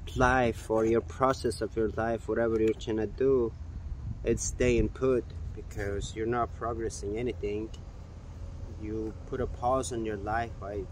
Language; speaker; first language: English; non-native, fluent; Mongolian